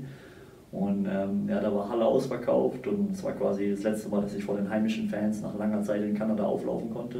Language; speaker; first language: German; native; German